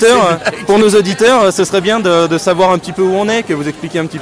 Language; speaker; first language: French; native; French